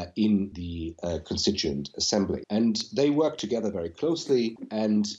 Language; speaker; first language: English; non-native, fluent; German